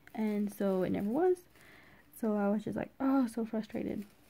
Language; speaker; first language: English; native; English